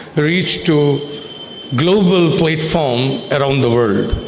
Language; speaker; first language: English; non-native, local second language; Kannada